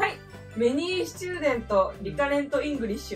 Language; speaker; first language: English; non-native, learner; Japanese